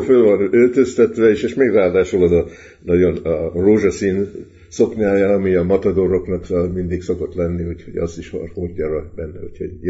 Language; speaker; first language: Hungarian; early bilingual, heritage; Hungarian